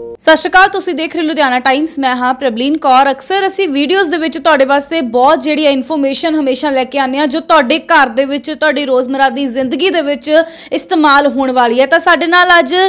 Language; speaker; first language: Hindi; non-native, local second language; Punjabi